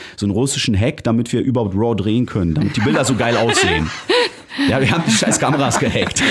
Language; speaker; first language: German; early bilingual, other home language; Polish